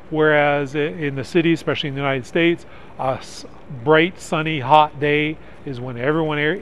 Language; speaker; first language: English; native; English